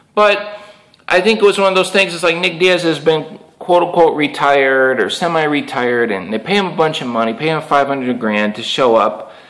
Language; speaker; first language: English; native; English